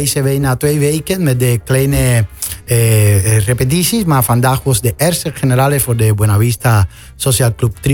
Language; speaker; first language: Dutch; non-native, fluent; Spanish